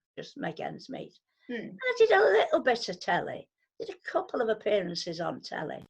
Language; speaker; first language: English; native; English